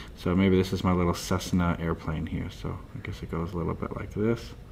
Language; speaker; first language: English; native; English